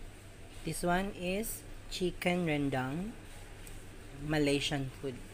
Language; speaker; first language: English; non-native, learner; Filipino